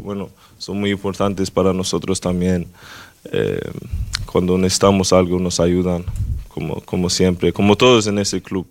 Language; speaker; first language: Spanish; non-native, fluent; Swedish